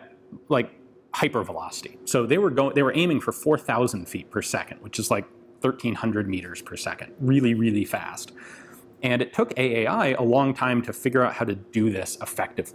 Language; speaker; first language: English; native; English